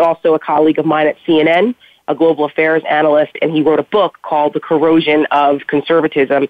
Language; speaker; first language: English; native; English